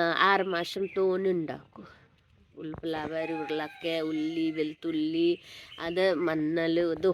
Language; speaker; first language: Malayalam; non-native, learner; Hindi